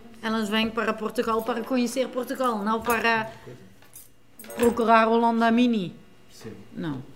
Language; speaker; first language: Portuguese; non-native, learner; Dutch